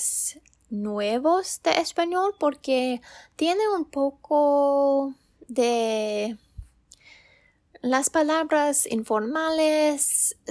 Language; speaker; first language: Spanish; non-native, learner; English